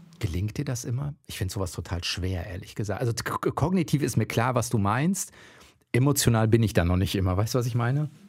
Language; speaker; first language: German; native; German